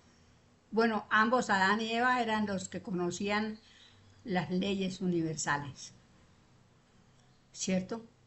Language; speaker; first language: Spanish; native; Spanish